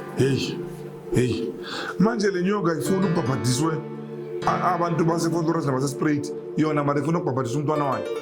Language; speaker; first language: Zulu; non-native, local second language; Venda